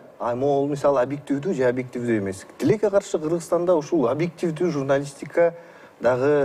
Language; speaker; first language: Kyrgyz; native; Kyrgyz